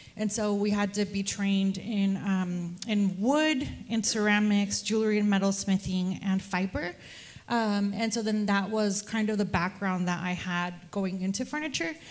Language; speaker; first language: English; early bilingual, other home language; Spanish